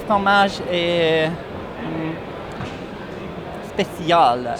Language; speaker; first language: French; non-native, learner; Bosnian